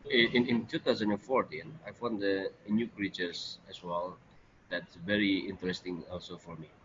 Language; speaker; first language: English; non-native, learner; Indonesian